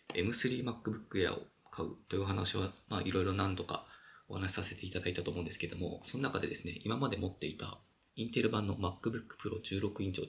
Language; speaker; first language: Japanese; native; Japanese